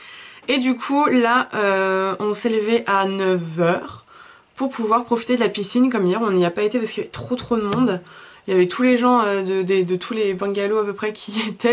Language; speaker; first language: French; native; French